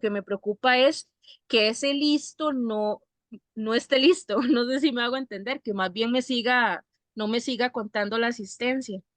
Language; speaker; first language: Spanish; native; Spanish